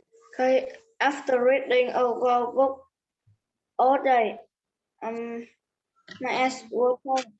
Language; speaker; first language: English; non-native, learner; Vietnamese